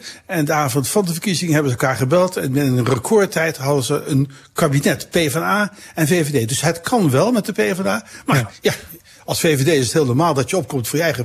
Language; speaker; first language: Dutch; native; Dutch